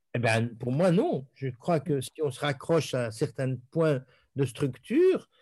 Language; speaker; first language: French; native; French